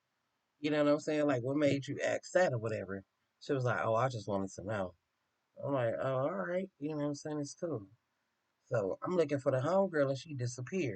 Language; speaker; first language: English; native; English